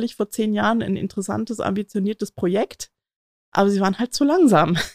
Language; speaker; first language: German; native; German